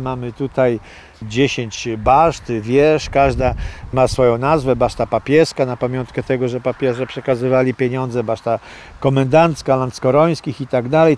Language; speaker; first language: Polish; native; Polish